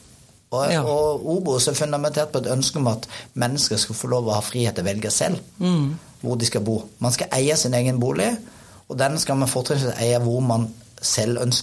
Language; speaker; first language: Norwegian; native; Norwegian